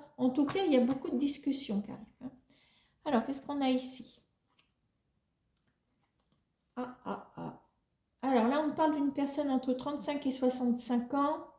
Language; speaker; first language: French; native; French